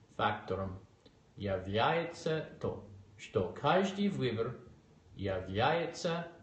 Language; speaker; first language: Russian; non-native, learner; English